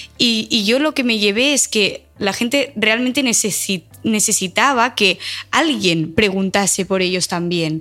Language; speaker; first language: Spanish; non-native, local second language; Catalan